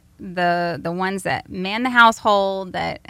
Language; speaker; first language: English; native; English